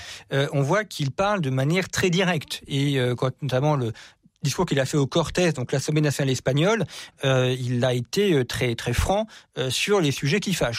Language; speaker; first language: French; native; French